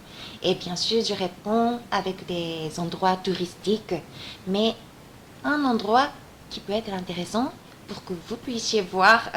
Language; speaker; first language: French; non-native, fluent; Japanese